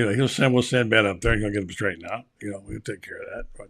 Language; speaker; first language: English; native; English